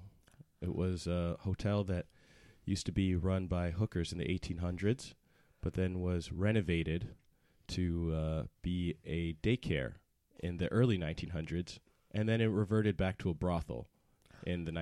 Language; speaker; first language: English; native; English